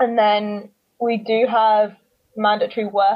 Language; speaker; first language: English; native; English